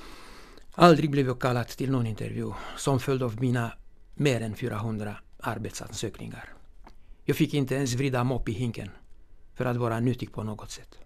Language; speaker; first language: Swedish; non-native, fluent; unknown